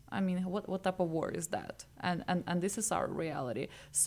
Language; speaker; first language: English; non-native, fluent; Ukrainian